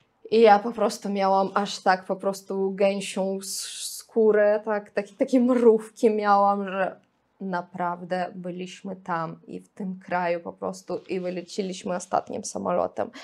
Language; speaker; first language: Polish; non-native, fluent; Russian